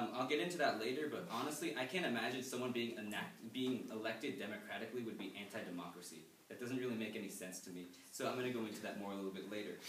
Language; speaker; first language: English; native; English